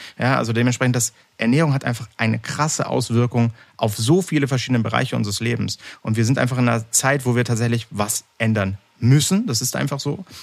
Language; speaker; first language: German; native; German